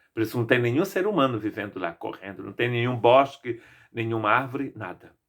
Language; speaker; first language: Portuguese; native; Portuguese